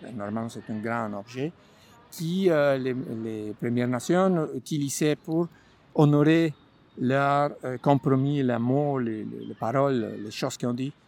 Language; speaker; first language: French; non-native, fluent; Spanish